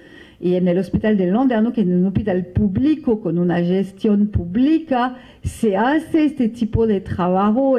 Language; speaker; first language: Spanish; non-native, fluent; French